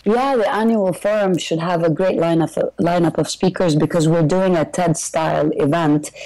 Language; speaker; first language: English; early bilingual, other home language; Arabic